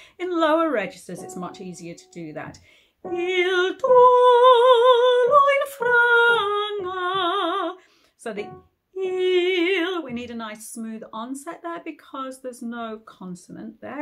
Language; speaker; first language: English; native; English